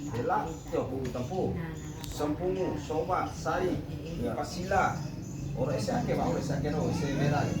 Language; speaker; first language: Indonesian; non-native, local second language; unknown